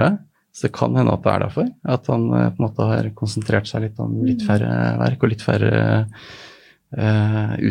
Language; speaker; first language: Norwegian; native; Norwegian